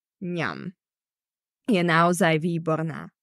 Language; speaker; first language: Slovak; native; Slovak